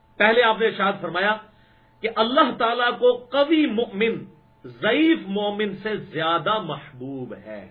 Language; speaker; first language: Urdu; non-native, local second language; Punjabi